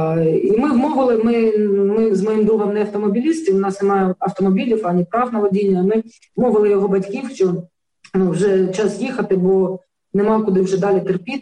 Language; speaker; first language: Ukrainian; native; Ukrainian